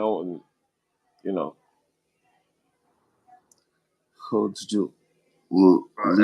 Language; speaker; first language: English; non-native, learner; Spanish